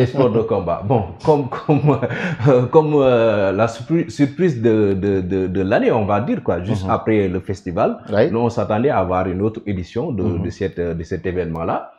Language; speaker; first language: French; non-native, local second language; Wolof